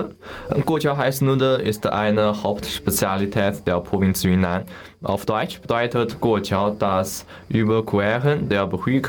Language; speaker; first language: German; non-native, learner; Chinese